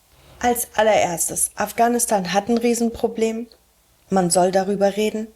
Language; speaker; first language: German; early bilingual, heritage; German